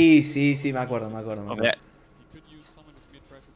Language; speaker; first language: Spanish; native; Spanish